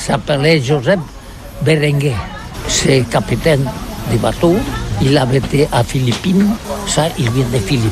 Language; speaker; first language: French; non-native, learner; Catalan